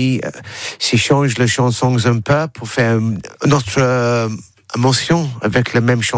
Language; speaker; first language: French; non-native, learner; English